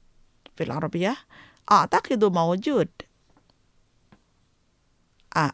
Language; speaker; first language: Arabic; non-native, learner; Indonesian